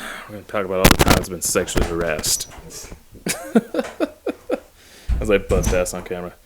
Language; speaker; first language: English; native; English